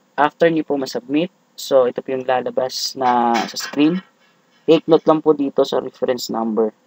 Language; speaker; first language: Filipino; non-native, local second language; Cebuano